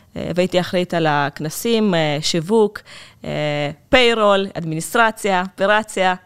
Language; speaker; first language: Hebrew; non-native, fluent; Russian